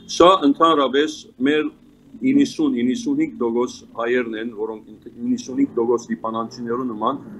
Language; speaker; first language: Armenian; early bilingual, heritage; Armenian